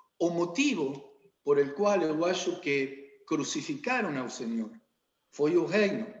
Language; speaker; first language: Portuguese; non-native, learner; Spanish